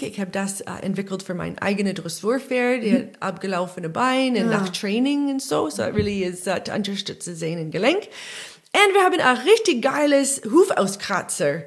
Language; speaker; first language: German; non-native, learner; English